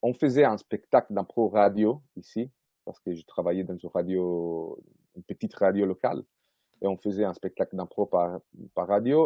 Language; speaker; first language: French; non-native, fluent; Italian